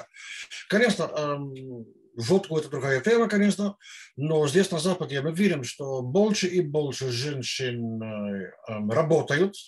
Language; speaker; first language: Russian; non-native, fluent; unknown